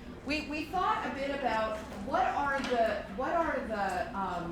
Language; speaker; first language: English; native; English